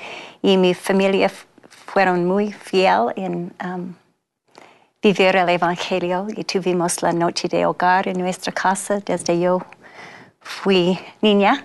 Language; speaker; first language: Spanish; non-native, learner; English